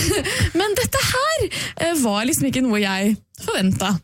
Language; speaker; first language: Norwegian; native; Norwegian